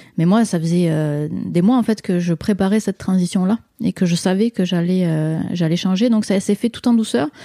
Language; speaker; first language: French; native; French